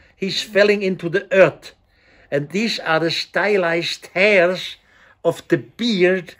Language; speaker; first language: English; non-native, fluent; German